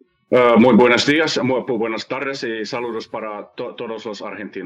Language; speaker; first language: Spanish; non-native, fluent; Finnish